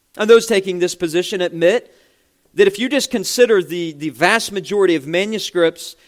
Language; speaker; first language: English; native; English